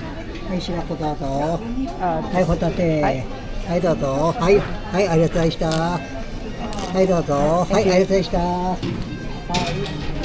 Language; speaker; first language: Japanese; native; Japanese